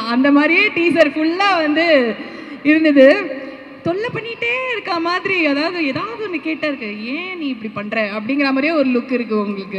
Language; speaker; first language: Tamil; native; Tamil